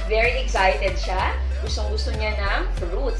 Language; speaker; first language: Filipino; non-native, local second language; Iloko